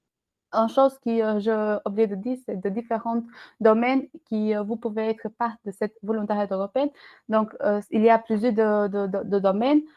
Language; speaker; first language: French; non-native, learner; Albanian